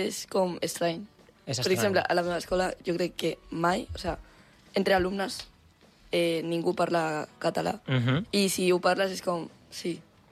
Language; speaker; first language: Catalan; non-native, local second language; Spanish